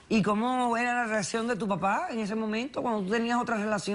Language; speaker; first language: Spanish; native; Spanish